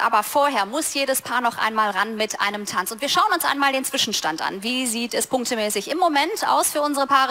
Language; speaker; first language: German; native; German